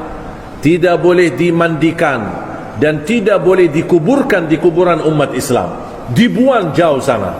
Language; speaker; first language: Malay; non-native, fluent; Arabic